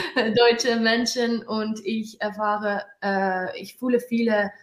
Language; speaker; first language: German; non-native, learner; Dutch